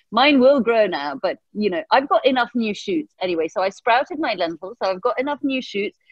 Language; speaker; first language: English; early bilingual, other home language; Persian